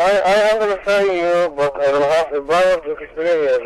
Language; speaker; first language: English; non-native, learner; Somali